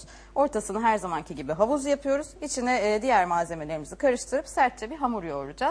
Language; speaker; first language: Turkish; native; Turkish